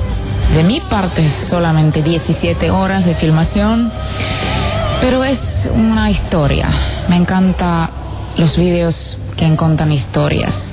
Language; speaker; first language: Spanish; non-native, fluent; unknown